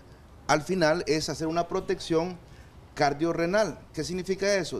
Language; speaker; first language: Spanish; native; Spanish